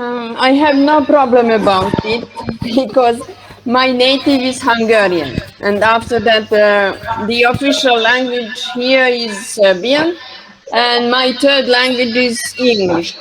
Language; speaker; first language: English; non-native, learner; Hungarian